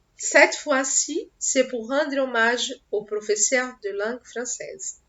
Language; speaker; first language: French; non-native, fluent; Portuguese